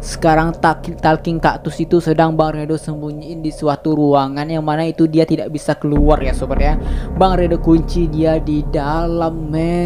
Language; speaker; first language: Indonesian; native; Indonesian